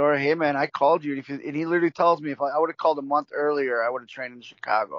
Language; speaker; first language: English; native; English